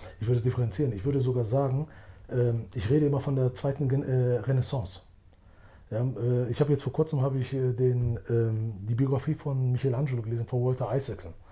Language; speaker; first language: German; early bilingual, other home language; Albanian